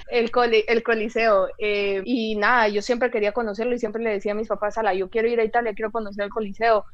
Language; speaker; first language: Spanish; native; Spanish